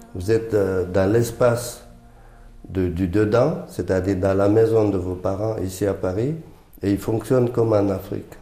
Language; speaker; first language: French; non-native, local second language; Fula